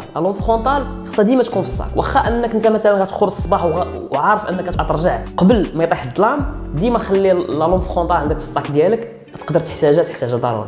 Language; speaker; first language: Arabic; native; Arabic